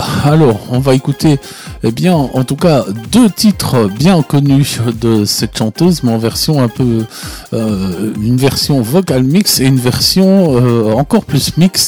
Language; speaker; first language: French; native; French